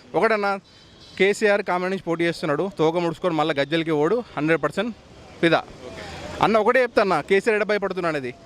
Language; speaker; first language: Telugu; native; Telugu